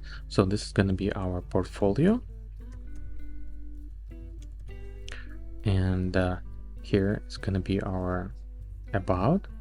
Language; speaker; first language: English; non-native, fluent; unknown